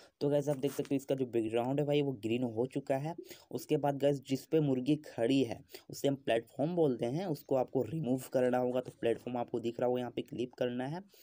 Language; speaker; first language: Hindi; native; Hindi